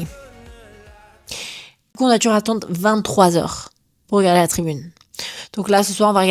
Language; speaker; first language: French; native; French